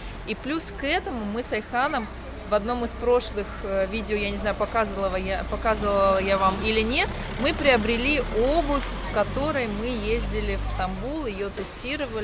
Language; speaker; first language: Russian; native; Russian